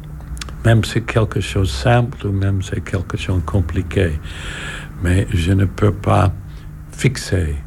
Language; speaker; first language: French; non-native, learner; English